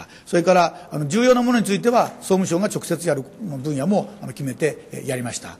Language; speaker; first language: Japanese; native; Japanese